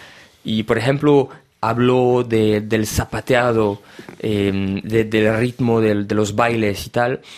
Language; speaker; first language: Spanish; early bilingual, heritage; French